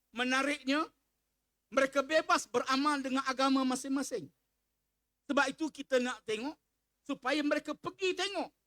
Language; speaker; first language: Malay; native; Malay